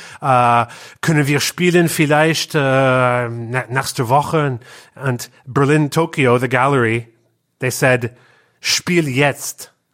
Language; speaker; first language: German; non-native, learner; English